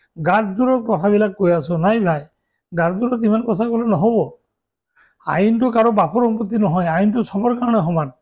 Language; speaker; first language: Assamese; non-native, local second language; Bangla